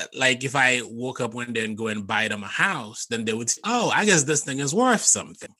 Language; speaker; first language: English; non-native, fluent; Haitian Creole